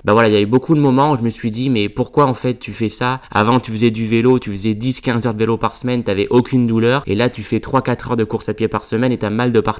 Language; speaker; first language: French; native; French